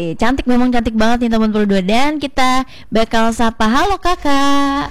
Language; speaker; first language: Indonesian; native; Indonesian